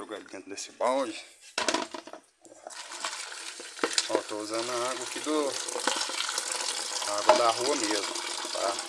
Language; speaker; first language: Portuguese; native; Portuguese